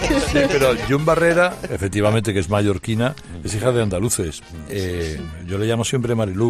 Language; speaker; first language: Spanish; native; Spanish